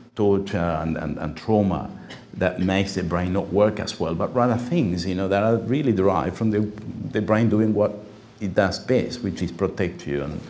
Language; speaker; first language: English; non-native, fluent; Spanish